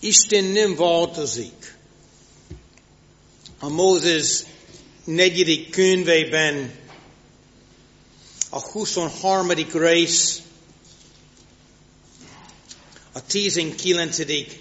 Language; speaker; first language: Hungarian; non-native, fluent; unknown